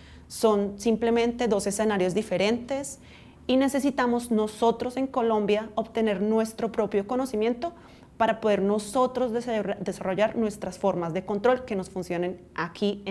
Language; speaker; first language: Spanish; native; Spanish